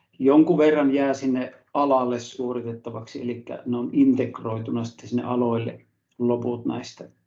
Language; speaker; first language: Finnish; native; Finnish